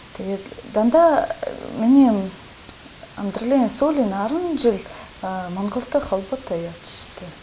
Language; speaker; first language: Mongolian; non-native, fluent; Russian